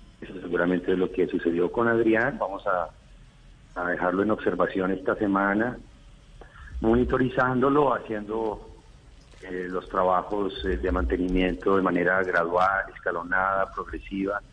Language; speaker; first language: Spanish; native; Spanish